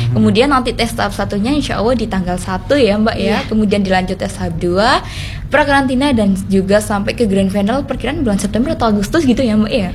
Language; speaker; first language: Indonesian; non-native, local second language; Madurese